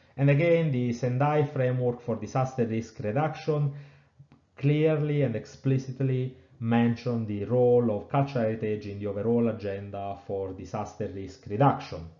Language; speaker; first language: English; non-native, fluent; Italian